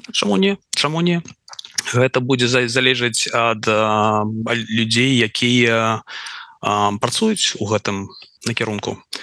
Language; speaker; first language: Belarusian; non-native, local second language; Russian